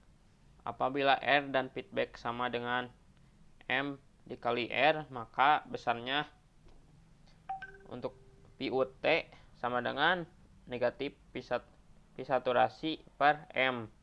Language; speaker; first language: Indonesian; native; Indonesian